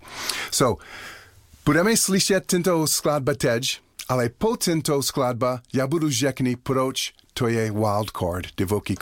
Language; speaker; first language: Czech; non-native, learner; English